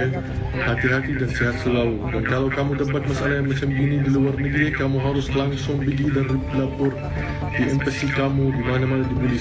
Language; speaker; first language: Indonesian; non-native, fluent; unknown